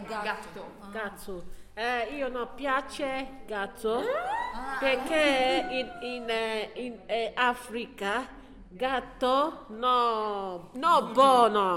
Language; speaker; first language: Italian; non-native, learner; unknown